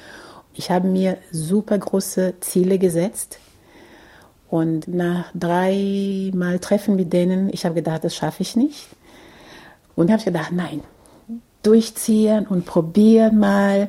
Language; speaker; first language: German; non-native, fluent; Portuguese